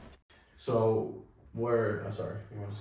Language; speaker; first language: English; native; English